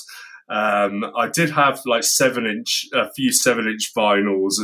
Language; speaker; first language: English; native; English